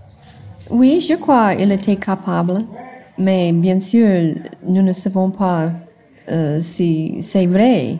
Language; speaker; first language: French; non-native, learner; English